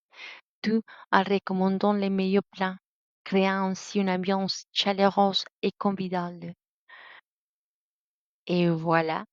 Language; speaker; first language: French; non-native, learner; Spanish